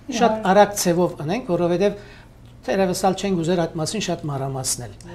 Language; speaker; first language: Armenian; native; Armenian